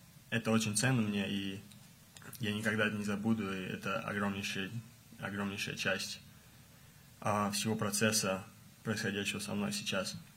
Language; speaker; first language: Russian; native; Russian